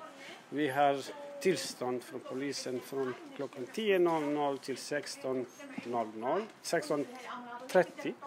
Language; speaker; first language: Swedish; non-native, learner; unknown